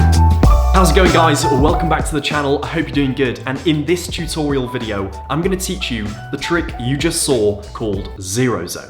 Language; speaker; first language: English; native; English